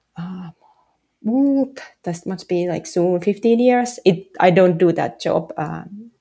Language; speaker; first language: English; non-native, fluent; Finnish